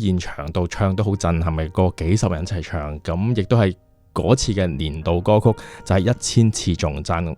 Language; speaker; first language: Cantonese; native; Cantonese